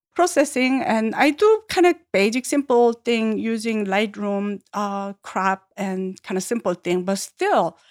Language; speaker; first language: English; non-native, learner; Korean